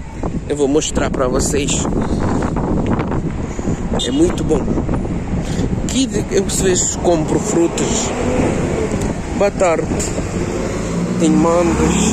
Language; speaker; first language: Portuguese; non-native, learner; Ukrainian